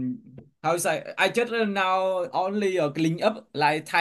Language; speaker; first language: English; non-native, learner; Vietnamese